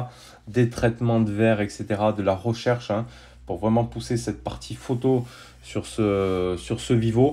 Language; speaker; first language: French; native; French